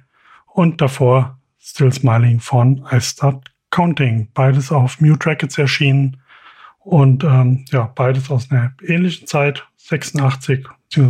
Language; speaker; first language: German; native; German